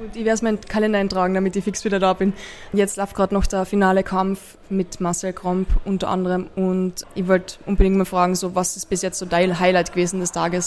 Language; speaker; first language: German; native; German